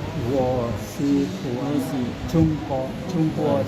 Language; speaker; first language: Chinese; non-native, learner; Indonesian